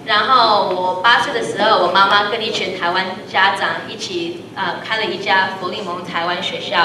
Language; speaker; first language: Chinese; early bilingual, heritage; Chinese